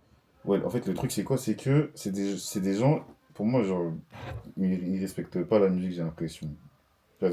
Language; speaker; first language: French; native; French